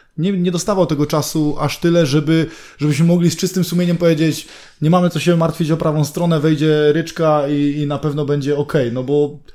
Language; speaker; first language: Polish; native; Polish